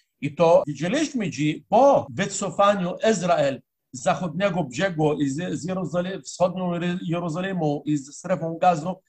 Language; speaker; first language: Polish; non-native, fluent; Arabic